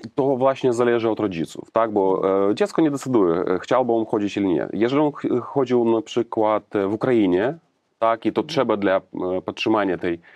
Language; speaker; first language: Polish; non-native, learner; Ukrainian